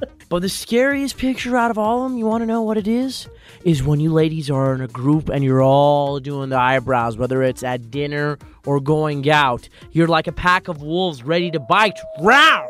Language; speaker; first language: English; native; English